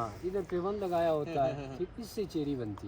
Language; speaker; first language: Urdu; non-native, local second language; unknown